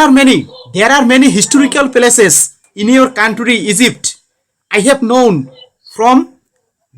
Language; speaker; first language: English; non-native, learner; Bangla